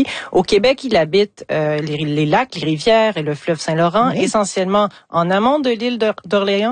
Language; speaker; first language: French; native; French